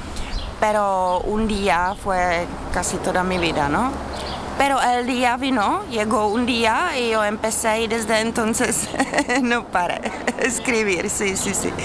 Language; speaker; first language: Spanish; non-native, learner; Czech